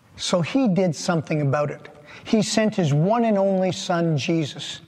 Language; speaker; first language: English; native; English